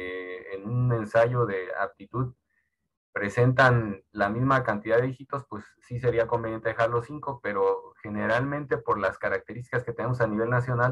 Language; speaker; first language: Spanish; native; Spanish